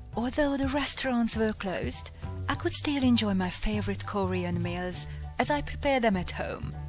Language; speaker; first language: English; non-native, fluent; Hungarian